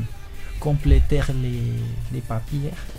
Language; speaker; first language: French; non-native, learner; Spanish